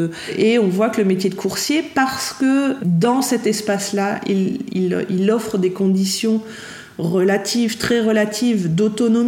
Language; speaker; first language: French; native; French